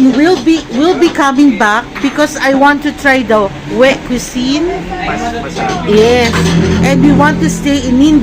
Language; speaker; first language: English; non-native, local second language; Filipino